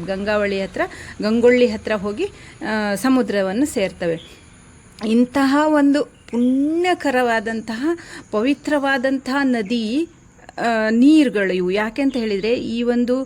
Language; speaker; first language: Kannada; native; Kannada